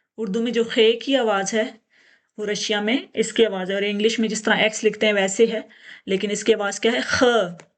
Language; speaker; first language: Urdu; native; Urdu